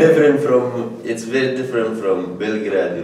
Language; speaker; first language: English; non-native, learner; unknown